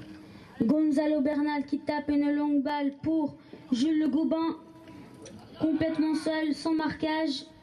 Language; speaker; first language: French; native; French